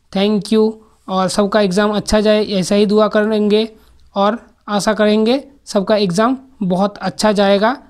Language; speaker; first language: Hindi; non-native, local second language; Bangla